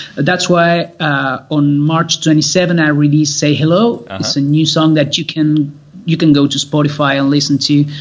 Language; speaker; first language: English; non-native, fluent; Spanish